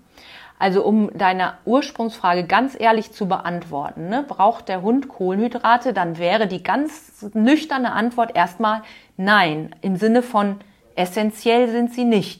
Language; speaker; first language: German; native; German